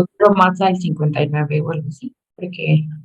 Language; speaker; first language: Spanish; native; Spanish